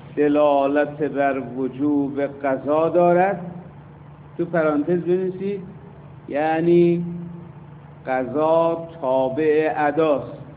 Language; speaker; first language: Persian; native; Persian